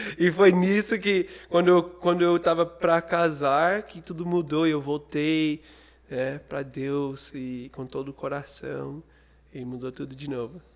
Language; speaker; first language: Portuguese; non-native, fluent; English